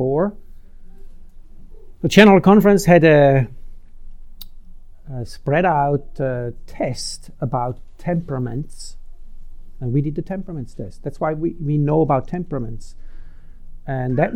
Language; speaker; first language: English; non-native, fluent; Swiss German